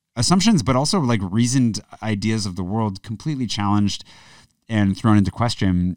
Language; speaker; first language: English; native; English